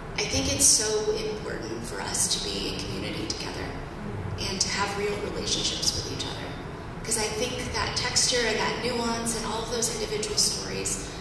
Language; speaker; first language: English; native; English